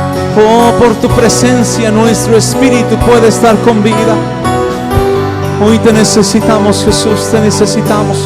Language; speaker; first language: Spanish; native; Spanish